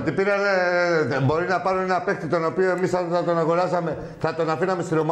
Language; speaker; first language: Greek; native; Greek